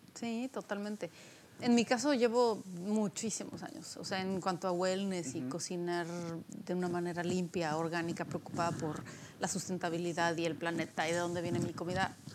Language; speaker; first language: Spanish; early bilingual, other home language; Polish